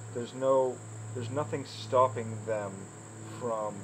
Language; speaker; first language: English; native; English